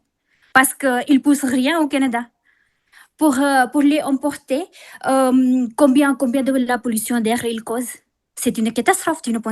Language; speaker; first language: French; non-native, fluent; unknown